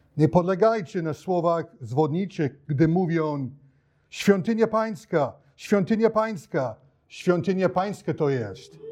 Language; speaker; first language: Polish; non-native, fluent; English